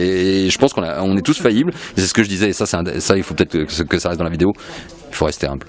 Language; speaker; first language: French; native; French